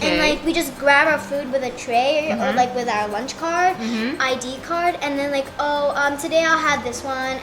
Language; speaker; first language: English; non-native, fluent; Japanese